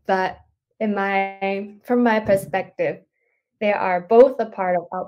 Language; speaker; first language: English; non-native, fluent; Japanese